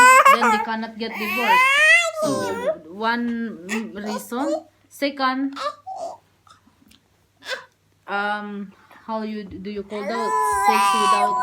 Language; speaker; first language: English; non-native, learner; Filipino